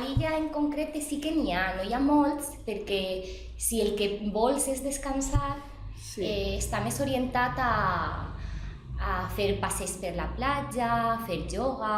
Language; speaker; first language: Catalan; non-native, local second language; Spanish